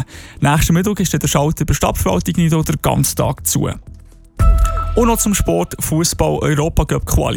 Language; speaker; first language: German; native; German